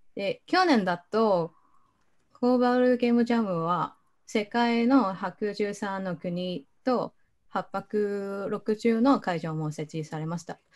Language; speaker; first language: Japanese; non-native, fluent; Cantonese